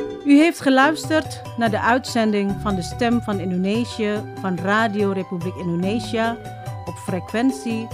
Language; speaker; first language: Dutch; non-native, fluent; Indonesian